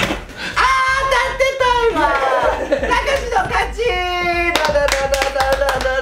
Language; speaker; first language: Japanese; native; Japanese